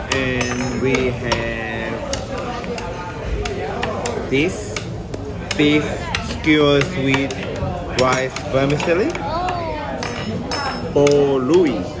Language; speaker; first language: English; non-native, learner; Korean